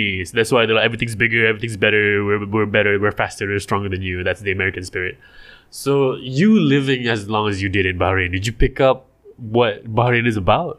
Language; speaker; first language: English; non-native, local second language; Malay